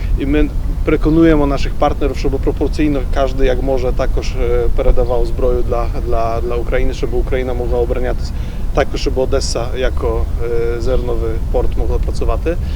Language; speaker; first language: Ukrainian; non-native, fluent; Polish